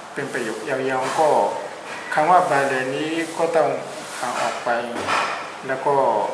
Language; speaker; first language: Thai; non-native, fluent; Burmese